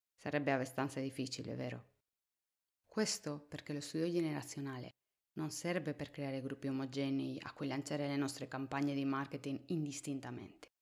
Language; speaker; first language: Italian; non-native, fluent; Spanish